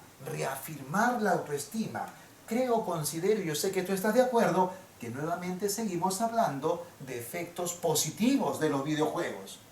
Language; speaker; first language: Spanish; native; Spanish